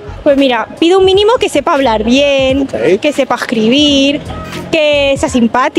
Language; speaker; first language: Spanish; native; Spanish